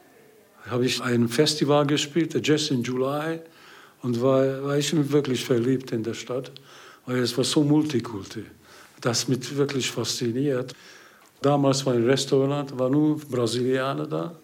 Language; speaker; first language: German; non-native, learner; Hungarian